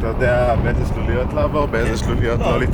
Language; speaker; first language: Hebrew; native; Hebrew